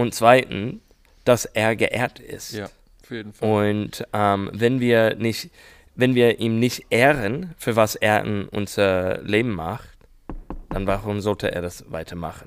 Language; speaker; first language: German; non-native, learner; English